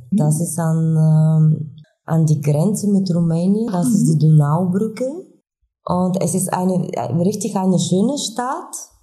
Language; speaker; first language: German; non-native, fluent; Bulgarian